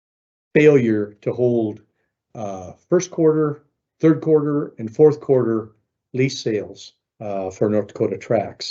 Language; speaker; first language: English; native; English